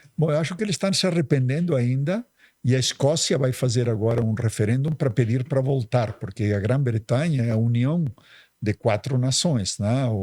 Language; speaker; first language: Portuguese; non-native, fluent; Catalan